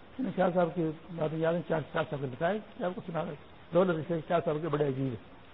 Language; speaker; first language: Urdu; non-native, local second language; Pashto